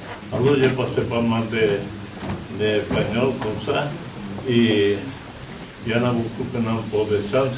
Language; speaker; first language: French; non-native, fluent; Spanish